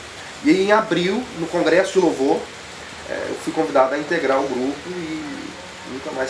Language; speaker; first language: Portuguese; native; Portuguese